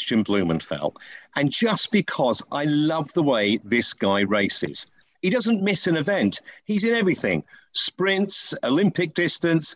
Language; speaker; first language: English; native; English